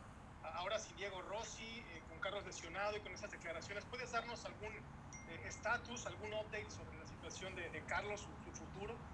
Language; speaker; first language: Spanish; native; Spanish